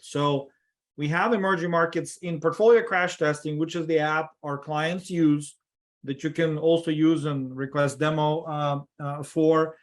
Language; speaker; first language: English; non-native, fluent; Russian